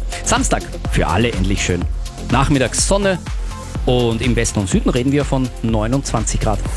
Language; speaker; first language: German; native; German